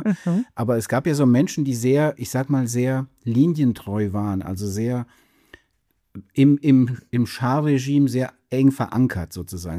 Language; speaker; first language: German; native; German